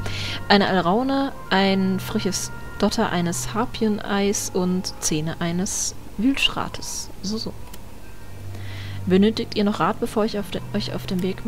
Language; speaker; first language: German; native; German